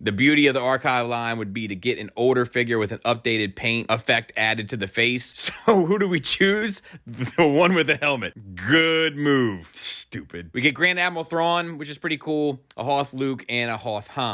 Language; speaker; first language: English; native; English